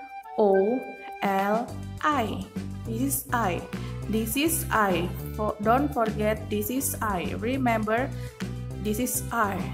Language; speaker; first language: English; non-native, learner; Indonesian